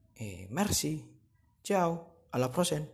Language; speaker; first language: French; non-native, learner; Indonesian